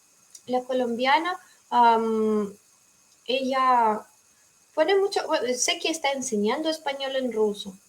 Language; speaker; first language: Spanish; non-native, fluent; Russian